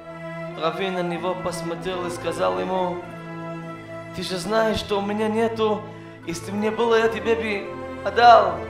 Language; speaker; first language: Russian; non-native, learner; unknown